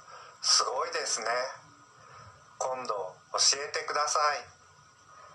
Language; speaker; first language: Japanese; non-native, learner; Indonesian